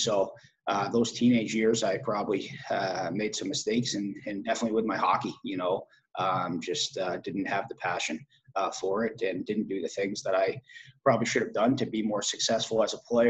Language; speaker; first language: English; native; English